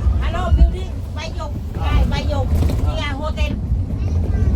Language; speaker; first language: English; non-native, learner; Thai